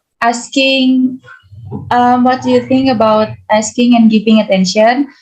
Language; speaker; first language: English; non-native, learner; Indonesian